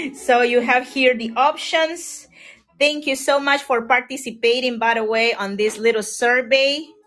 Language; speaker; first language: English; non-native, fluent; Spanish